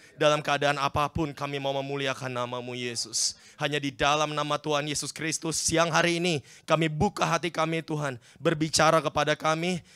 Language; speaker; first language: Indonesian; native; Indonesian